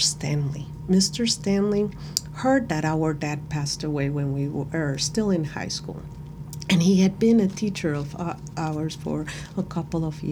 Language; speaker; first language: English; non-native, fluent; Spanish